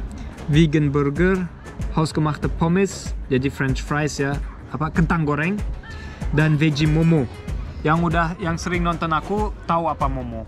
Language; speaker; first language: Indonesian; early bilingual, heritage; German